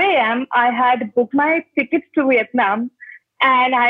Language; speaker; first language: English; non-native, local second language; Hindi